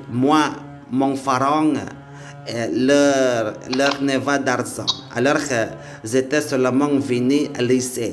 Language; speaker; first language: French; non-native, learner; Indonesian